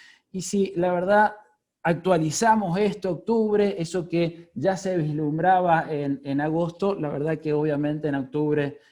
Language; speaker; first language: Spanish; native; Spanish